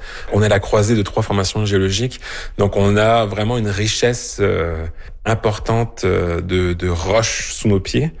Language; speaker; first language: French; native; French